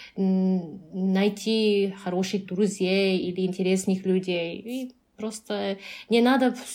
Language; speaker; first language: Russian; non-native, fluent; Japanese